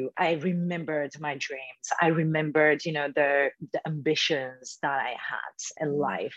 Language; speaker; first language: English; non-native, fluent; Bulgarian